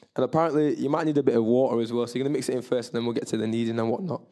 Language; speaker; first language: English; native; English